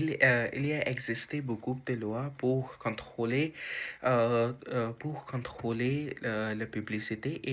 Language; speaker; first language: French; non-native, learner; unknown